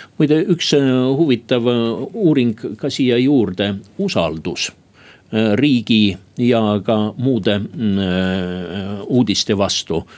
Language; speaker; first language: Estonian; native; Estonian